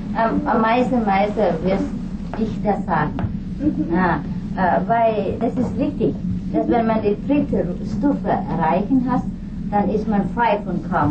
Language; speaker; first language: German; non-native, learner; Vietnamese